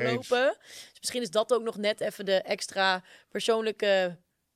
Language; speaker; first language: Dutch; native; Dutch